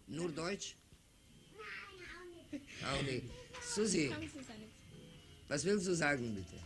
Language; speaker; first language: German; non-native, fluent; Macedonian